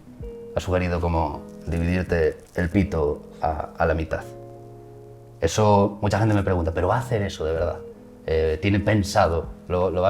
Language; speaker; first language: Spanish; native; Spanish